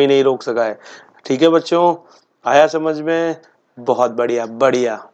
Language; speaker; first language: Hindi; native; Hindi